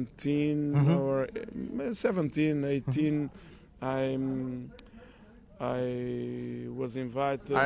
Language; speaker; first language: English; non-native, fluent; Portuguese